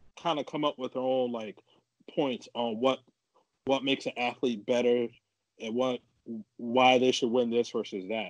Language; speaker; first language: English; native; English